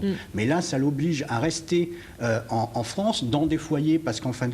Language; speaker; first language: French; native; French